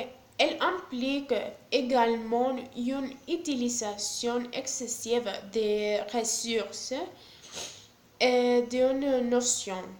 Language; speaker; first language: French; non-native, learner; Spanish